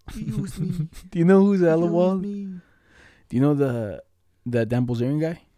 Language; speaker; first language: English; non-native, fluent; Spanish